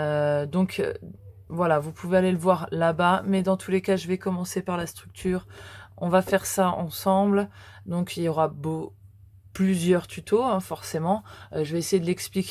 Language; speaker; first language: French; native; French